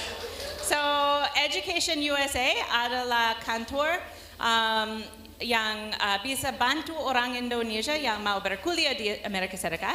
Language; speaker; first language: Indonesian; non-native, learner; English